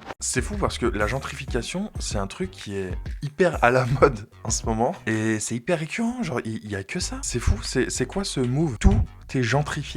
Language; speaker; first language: French; native; French